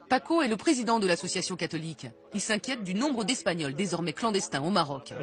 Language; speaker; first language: French; native; French